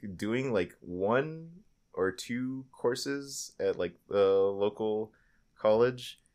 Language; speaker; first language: English; early bilingual, other home language; Filipino